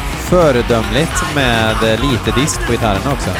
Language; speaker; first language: Swedish; native; Swedish